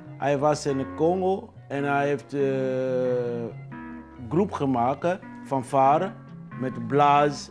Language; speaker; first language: Dutch; non-native, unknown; Lingala